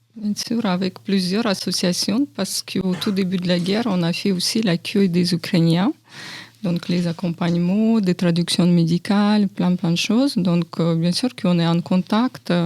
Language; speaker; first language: French; non-native, fluent; Ukrainian